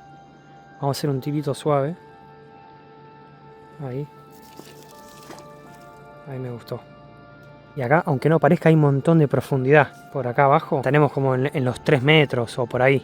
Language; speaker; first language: Spanish; native; Spanish